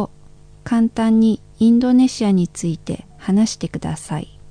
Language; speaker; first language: Japanese; non-native, fluent; Indonesian